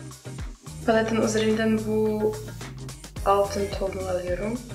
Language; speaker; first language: Turkish; non-native, fluent; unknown